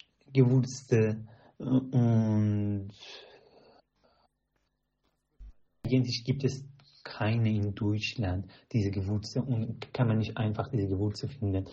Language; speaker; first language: German; non-native, learner; Persian